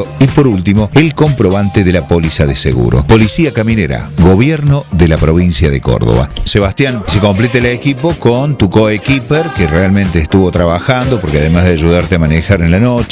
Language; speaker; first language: Spanish; native; Spanish